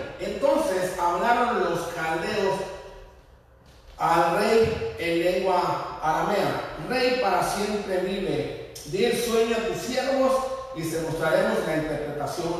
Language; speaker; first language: Spanish; native; Spanish